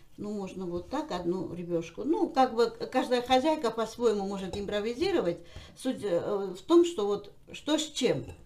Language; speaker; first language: Russian; non-native, local second language; Armenian